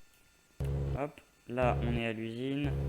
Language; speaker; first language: French; native; French